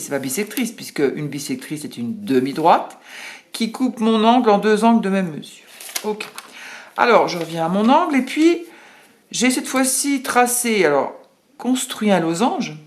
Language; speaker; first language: French; native; French